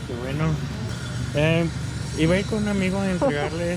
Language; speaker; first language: Spanish; native; Spanish